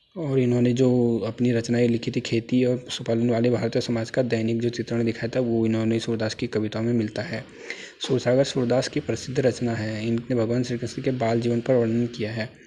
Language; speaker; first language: Hindi; native; Hindi